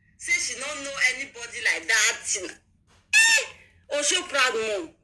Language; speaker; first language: Nigerian Pidgin; native; Nigerian Pidgin